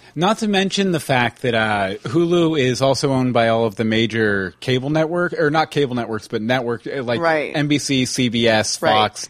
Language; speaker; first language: English; native; English